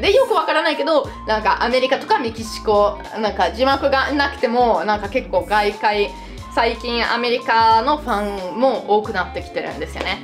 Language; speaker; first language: Japanese; non-native, fluent; Italian